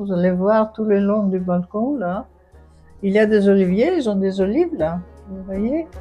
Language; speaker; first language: French; non-native, fluent; Greek